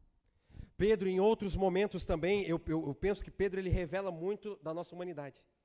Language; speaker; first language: Portuguese; native; Portuguese